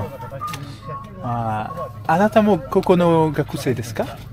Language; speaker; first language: Japanese; non-native, learner; French